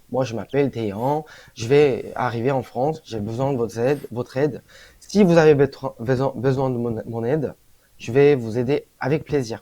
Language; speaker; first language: French; non-native, fluent; Korean